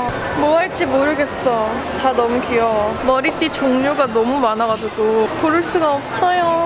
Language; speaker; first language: Korean; early bilingual, heritage; English